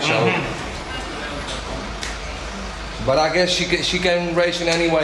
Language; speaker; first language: English; non-native, fluent; Dutch